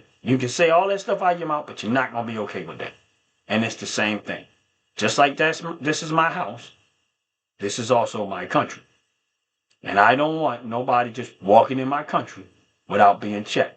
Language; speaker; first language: English; native; English